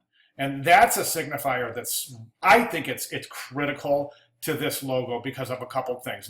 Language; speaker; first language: English; native; English